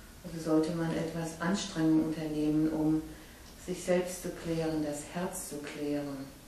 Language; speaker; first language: German; native; German